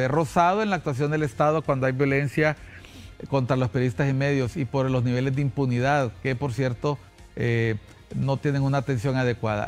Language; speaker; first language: Spanish; native; Spanish